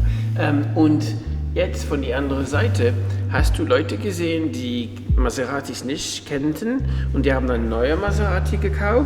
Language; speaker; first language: German; non-native, fluent; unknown